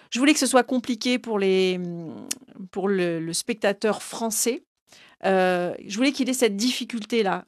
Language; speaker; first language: French; native; French